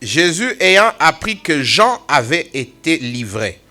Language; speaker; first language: French; non-native, local second language; Swahili